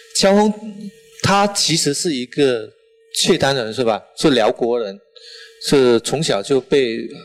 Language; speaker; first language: Chinese; non-native, local second language; Min Nan Chinese